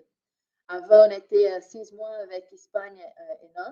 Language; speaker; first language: French; non-native, fluent; Portuguese